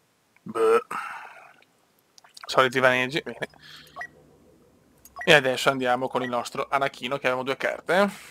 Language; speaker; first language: Italian; native; Italian